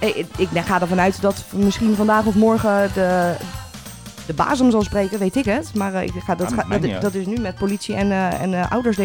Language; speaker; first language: Dutch; native; Dutch